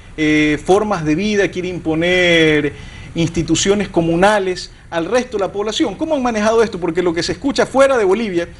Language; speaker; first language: Spanish; native; Spanish